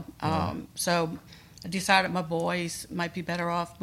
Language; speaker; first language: English; native; English